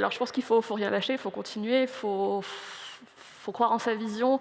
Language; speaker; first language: French; native; French